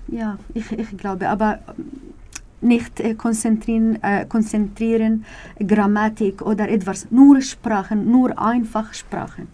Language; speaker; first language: German; non-native, learner; Arabic